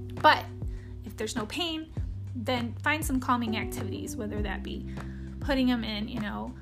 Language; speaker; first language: English; native; English